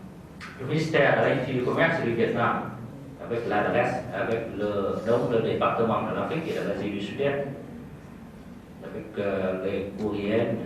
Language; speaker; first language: French; non-native, fluent; Vietnamese